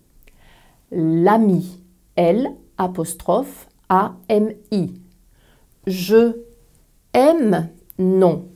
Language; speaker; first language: French; native; French